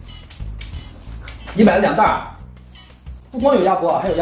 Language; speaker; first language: Chinese; native; Chinese